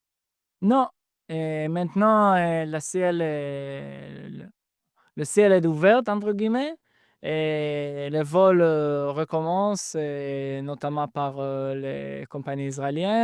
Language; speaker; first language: French; non-native, fluent; Hebrew